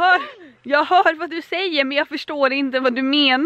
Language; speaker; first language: Swedish; native; Swedish